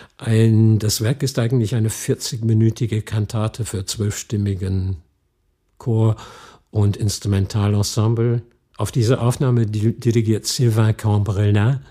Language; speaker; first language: German; non-native, fluent; English